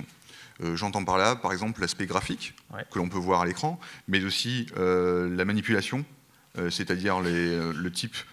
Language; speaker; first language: French; native; French